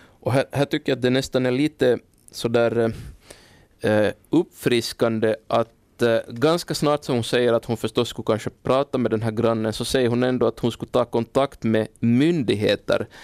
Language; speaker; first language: Swedish; native; Swedish